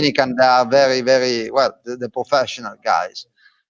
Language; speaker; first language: English; non-native, fluent; Italian